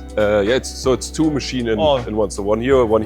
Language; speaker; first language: English; non-native, fluent; German